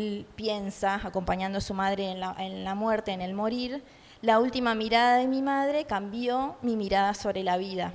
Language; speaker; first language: Spanish; native; Spanish